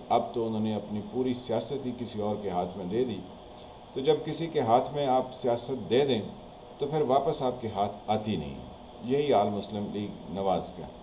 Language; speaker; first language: Urdu; non-native, local second language; Punjabi